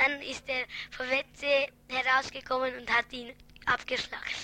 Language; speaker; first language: German; early bilingual, other home language; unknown